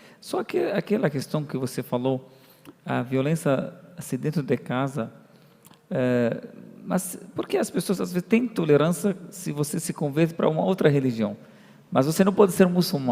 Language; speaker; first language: Portuguese; non-native, fluent; Arabic